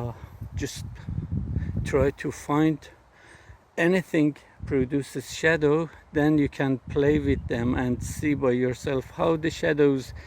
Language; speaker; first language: English; non-native, fluent; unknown